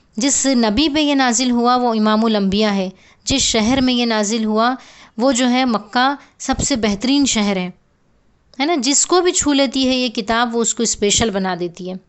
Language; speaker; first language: Urdu; native; Urdu